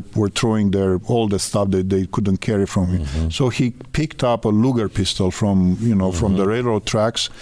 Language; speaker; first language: English; non-native, fluent; Romanian